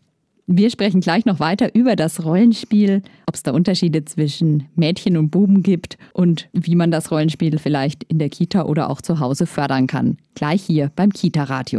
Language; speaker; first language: German; native; German